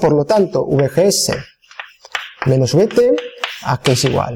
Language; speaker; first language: Spanish; non-native, fluent; Italian